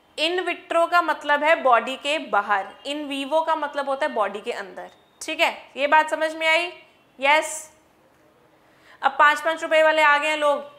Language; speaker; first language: Hindi; non-native, local second language; Punjabi